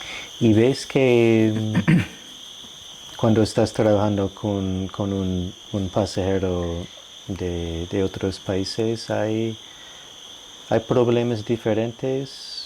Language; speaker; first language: Spanish; non-native, fluent; English